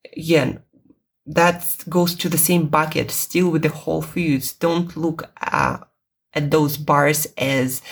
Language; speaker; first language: English; non-native, fluent; Russian